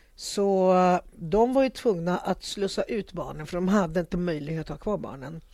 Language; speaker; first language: Swedish; early bilingual, other home language; Spanish